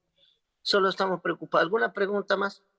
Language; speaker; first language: Spanish; non-native, local second language; Quechua